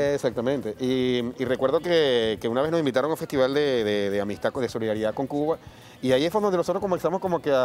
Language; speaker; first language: Spanish; native; Spanish